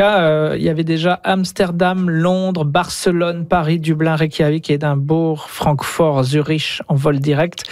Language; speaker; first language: French; native; French